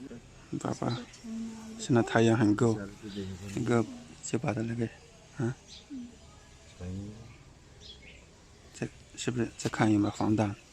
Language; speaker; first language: Chinese; native; Chinese